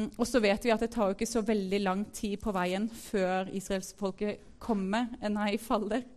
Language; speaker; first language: Norwegian; native; Norwegian